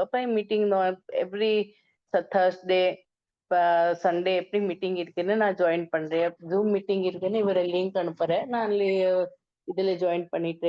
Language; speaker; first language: Tamil; non-native, learner; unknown